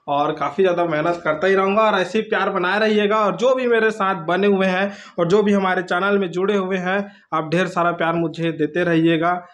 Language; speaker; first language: Hindi; native; Hindi